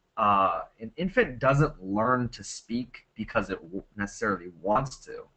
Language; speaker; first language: English; native; English